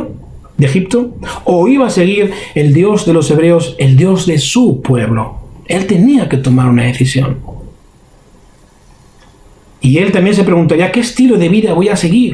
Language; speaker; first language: Spanish; native; Spanish